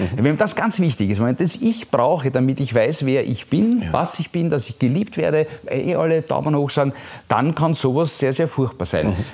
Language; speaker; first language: German; native; German